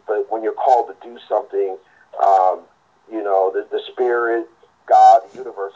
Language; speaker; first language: English; native; English